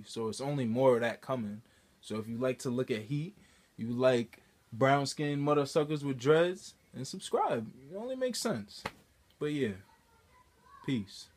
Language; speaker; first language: English; native; English